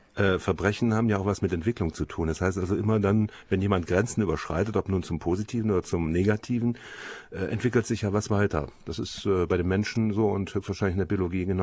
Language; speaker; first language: German; native; German